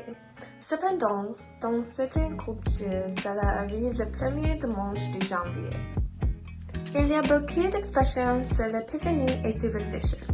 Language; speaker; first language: French; non-native, learner; English